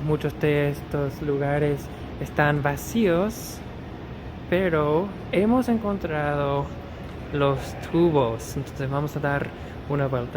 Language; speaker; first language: Spanish; non-native, fluent; English